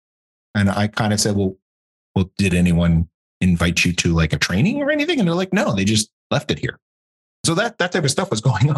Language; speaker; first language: English; native; English